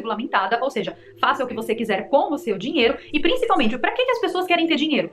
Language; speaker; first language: Portuguese; native; Portuguese